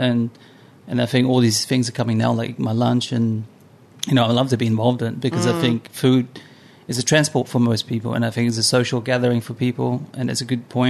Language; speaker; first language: English; non-native, fluent; Samoan